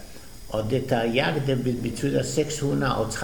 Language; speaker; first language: Danish; non-native, fluent; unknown